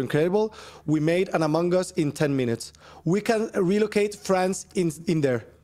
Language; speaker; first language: English; non-native, fluent; Spanish